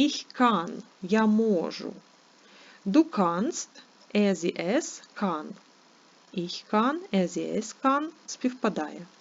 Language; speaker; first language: German; non-native, fluent; Ukrainian